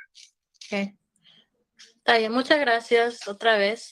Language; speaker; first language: Spanish; early bilingual, heritage; Spanish